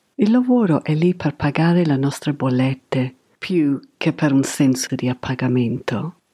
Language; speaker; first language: Italian; non-native, fluent; English